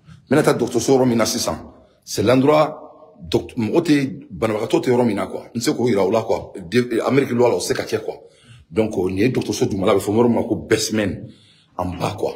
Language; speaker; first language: French; non-native, local second language; Bambara